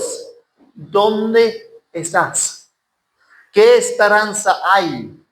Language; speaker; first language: Spanish; non-native, fluent; English